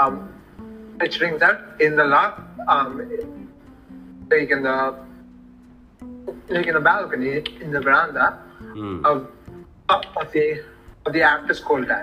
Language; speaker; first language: English; non-native, learner; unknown